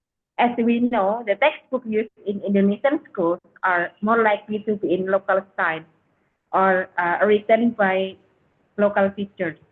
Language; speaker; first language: English; non-native, fluent; Indonesian